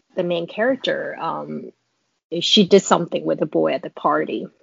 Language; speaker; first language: English; non-native, fluent; Chinese